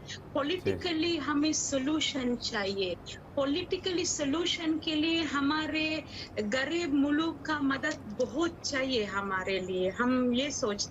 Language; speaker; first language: Hindi; non-native, learner; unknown